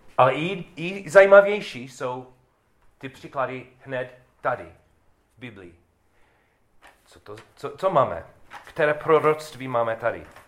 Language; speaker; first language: Czech; non-native, learner; English